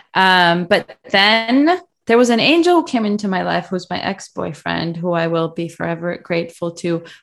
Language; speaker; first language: English; early bilingual, other home language; Russian